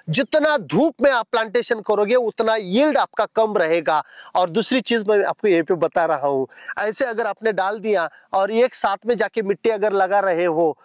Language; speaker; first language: Hindi; non-native, local second language; Marathi